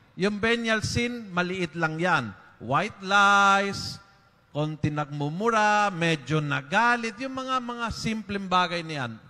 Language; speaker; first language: Filipino; non-native, fluent; Spanish